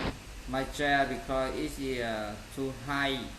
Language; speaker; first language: English; non-native, learner; Vietnamese